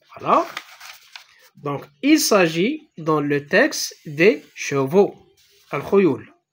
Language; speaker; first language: French; non-native, local second language; Arabic